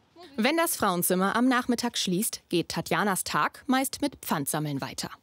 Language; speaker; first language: German; native; German